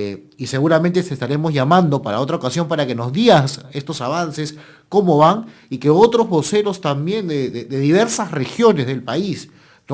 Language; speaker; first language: Spanish; native; Spanish